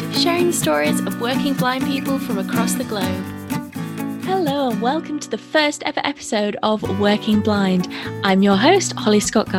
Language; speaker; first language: English; native; English